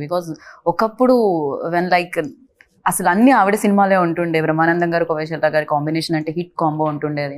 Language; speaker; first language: Telugu; native; Telugu